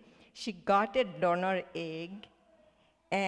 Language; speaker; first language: English; non-native, local second language; Bangla